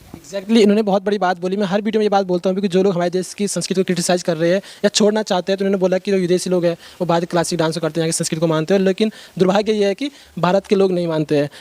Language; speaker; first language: Hindi; native; Hindi